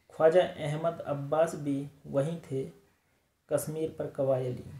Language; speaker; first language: Hindi; native; Hindi